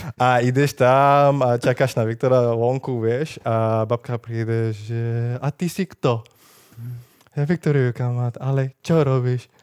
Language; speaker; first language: Slovak; non-native, fluent; Hindi